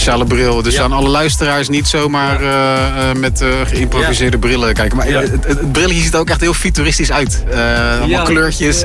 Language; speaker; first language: Dutch; native; Dutch